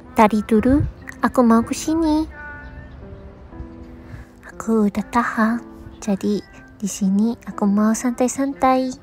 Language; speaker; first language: Indonesian; non-native, learner; Japanese